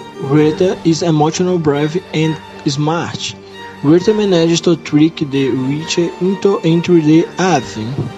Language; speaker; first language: English; non-native, learner; Portuguese